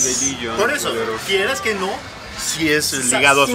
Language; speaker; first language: Spanish; native; Spanish